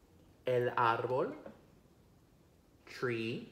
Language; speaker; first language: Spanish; non-native, fluent; English